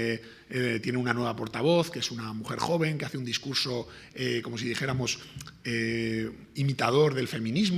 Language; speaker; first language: Spanish; native; Spanish